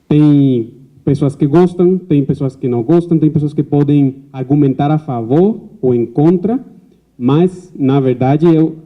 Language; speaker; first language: Portuguese; non-native, fluent; Spanish